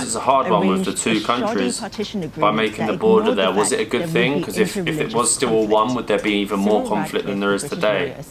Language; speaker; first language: English; native; English